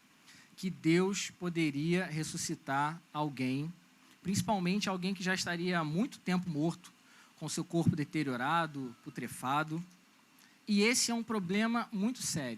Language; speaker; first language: Portuguese; native; Portuguese